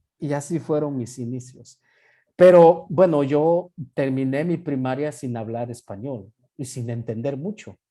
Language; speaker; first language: Spanish; non-native, local second language; Yucateco